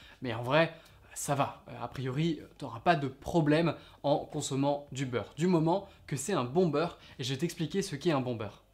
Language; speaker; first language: French; native; French